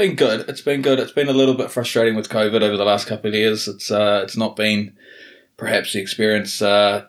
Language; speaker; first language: English; native; English